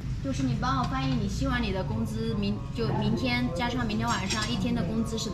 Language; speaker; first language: Chinese; native; Chinese